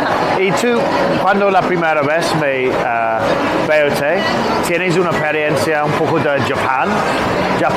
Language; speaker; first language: Spanish; non-native, learner; English